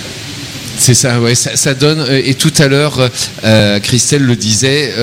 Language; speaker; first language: French; native; French